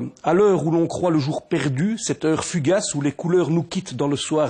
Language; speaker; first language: French; native; French